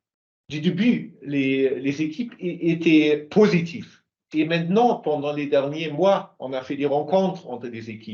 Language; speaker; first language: French; non-native, fluent; German